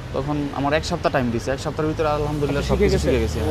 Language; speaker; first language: Bangla; native; Bangla